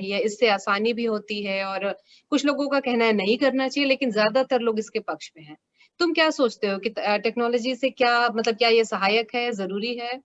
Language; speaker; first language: Hindi; native; Hindi